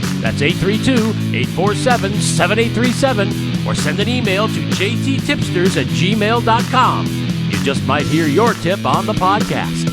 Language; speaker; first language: English; native; English